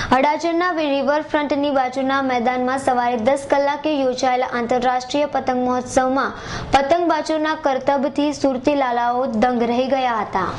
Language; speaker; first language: Gujarati; native; Gujarati